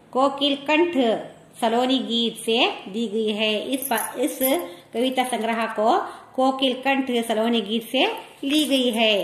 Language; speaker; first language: Hindi; non-native, local second language; Kannada